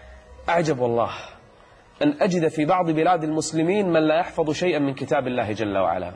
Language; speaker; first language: Arabic; native; Arabic